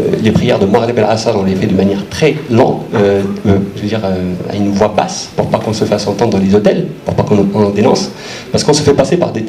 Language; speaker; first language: French; native; French